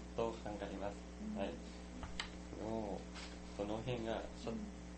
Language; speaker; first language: Japanese; non-native, learner; Thai